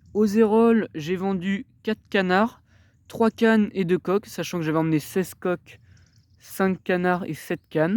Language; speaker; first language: French; native; French